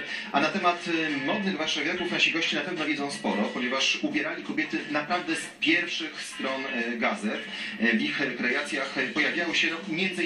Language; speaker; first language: Polish; native; Polish